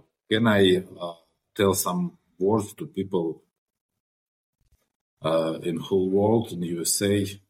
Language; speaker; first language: English; non-native, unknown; Ukrainian